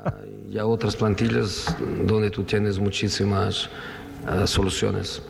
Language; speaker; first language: Spanish; non-native, fluent; Italian